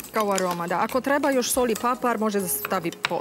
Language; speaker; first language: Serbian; non-native, learner; Romanian